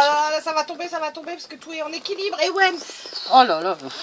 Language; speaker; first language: French; native; French